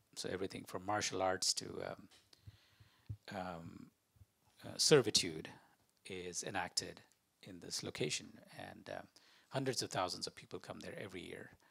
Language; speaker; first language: English; non-native, local second language; Malayalam